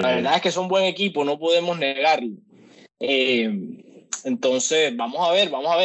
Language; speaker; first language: Spanish; native; Spanish